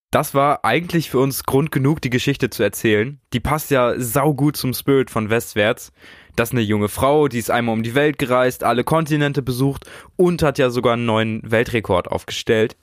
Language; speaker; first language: German; native; German